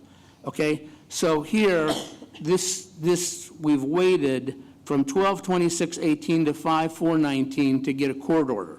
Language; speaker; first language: English; native; English